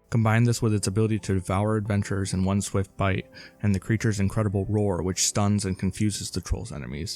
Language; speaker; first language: English; native; English